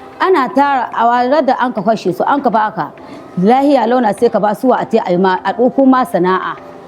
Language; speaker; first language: Hausa; native; Hausa